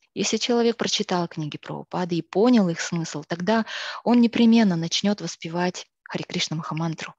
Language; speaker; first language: Russian; native; Russian